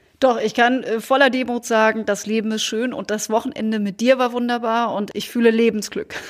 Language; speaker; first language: German; native; German